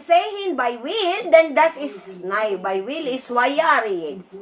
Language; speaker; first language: German; non-native, learner; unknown